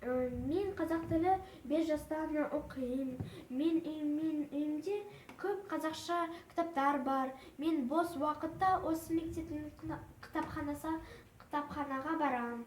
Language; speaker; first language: Kazakh; non-native, local second language; Russian